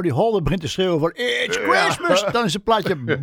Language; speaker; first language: Dutch; native; Dutch